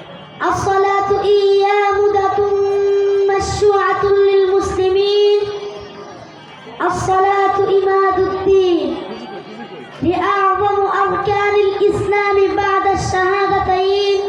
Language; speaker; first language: Arabic; non-native, learner; Bangla